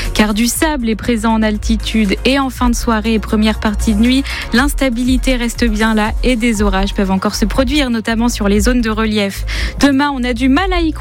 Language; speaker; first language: French; native; French